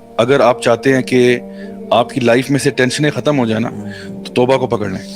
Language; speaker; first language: Urdu; early bilingual, heritage; Urdu